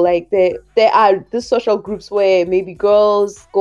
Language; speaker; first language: English; non-native, local second language; Southern Sotho